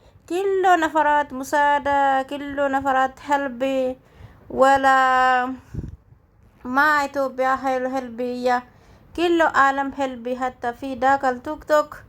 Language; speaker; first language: Arabic; non-native, learner; Oromo